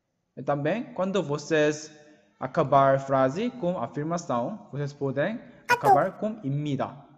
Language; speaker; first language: Portuguese; non-native, learner; Korean